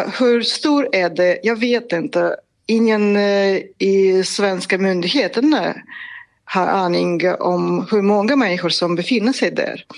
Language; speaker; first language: Swedish; non-native, fluent; Russian